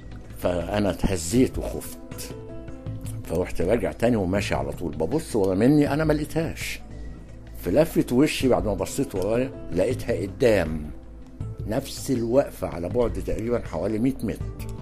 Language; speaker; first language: Arabic; native; Arabic